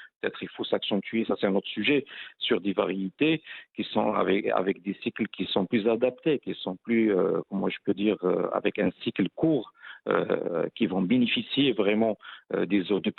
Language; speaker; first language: French; non-native, local second language; Arabic